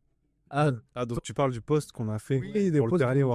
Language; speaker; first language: French; native; French